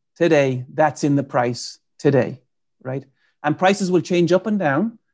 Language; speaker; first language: English; native; English